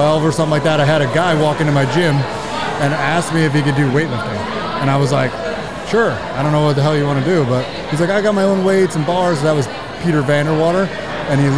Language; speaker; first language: English; native; English